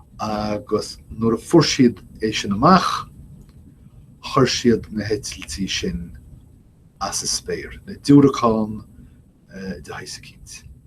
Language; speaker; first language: Irish; native; Irish